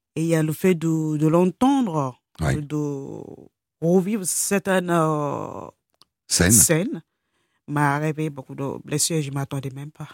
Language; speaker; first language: French; non-native, fluent; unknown